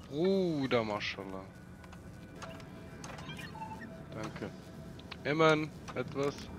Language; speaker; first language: German; native; German